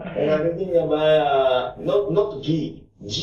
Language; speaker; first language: English; non-native, learner; Japanese